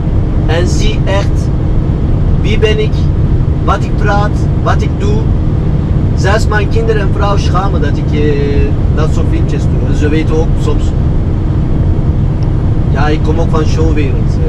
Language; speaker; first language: Dutch; non-native, fluent; Turkish